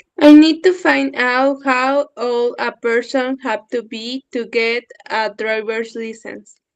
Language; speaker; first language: English; non-native, learner; Spanish